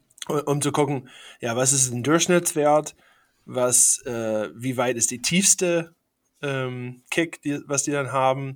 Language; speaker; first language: German; non-native, fluent; English